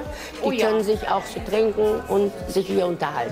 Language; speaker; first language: German; non-native, fluent; Turkish